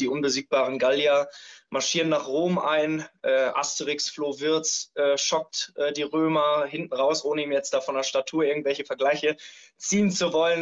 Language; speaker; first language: German; native; German